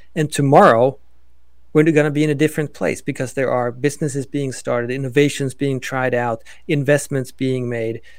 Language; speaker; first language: English; non-native, fluent; Swedish